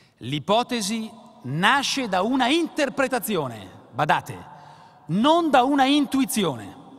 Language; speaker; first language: Italian; native; Italian